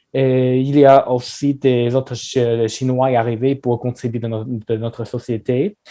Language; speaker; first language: French; non-native, learner; Chinese